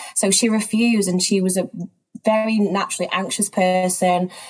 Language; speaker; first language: English; native; English